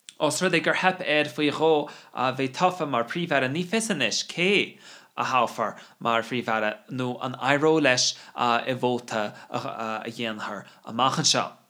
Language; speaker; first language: Irish; non-native, local second language; English